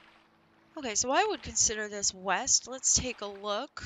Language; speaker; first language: English; native; English